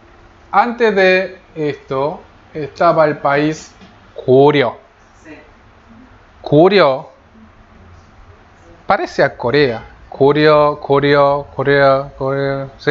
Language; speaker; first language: Spanish; non-native, fluent; Korean